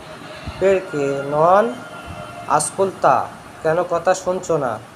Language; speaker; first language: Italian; non-native, learner; Bangla